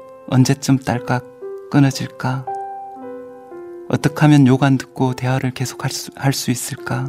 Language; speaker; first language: Korean; native; Korean